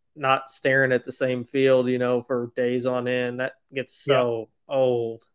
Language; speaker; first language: English; native; English